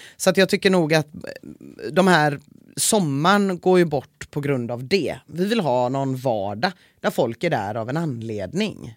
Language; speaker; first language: Swedish; native; Swedish